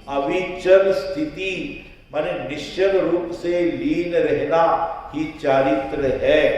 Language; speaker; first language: Hindi; non-native, local second language; Marathi